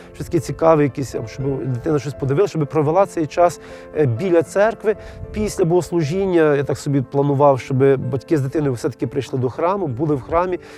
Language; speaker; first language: Ukrainian; native; Ukrainian